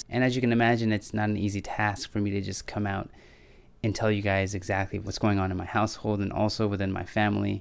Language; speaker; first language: English; native; English